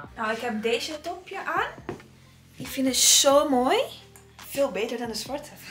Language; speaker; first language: Dutch; non-native, learner; Italian